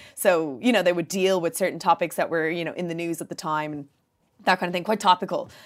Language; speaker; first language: English; native; English